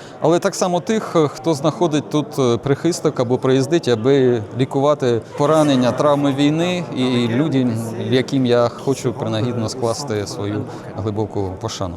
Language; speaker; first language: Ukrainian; non-native, fluent; French